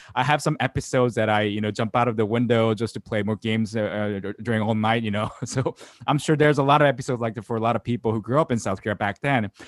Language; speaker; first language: English; non-native, fluent; Korean